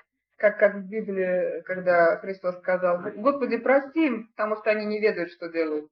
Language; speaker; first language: Russian; native; Russian